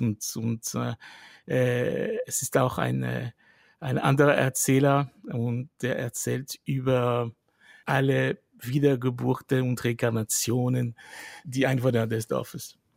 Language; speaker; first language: German; non-native, fluent; French